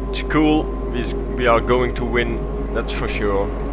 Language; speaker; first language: English; non-native, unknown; Dutch